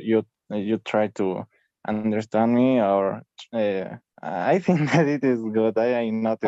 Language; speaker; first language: English; non-native, learner; Spanish